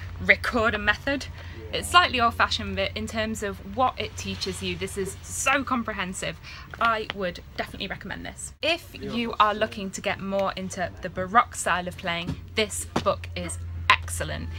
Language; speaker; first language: English; native; English